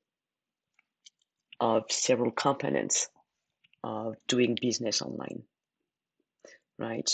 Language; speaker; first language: English; non-native, fluent; French